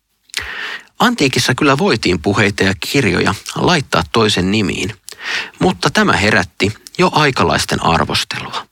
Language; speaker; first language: Finnish; native; Finnish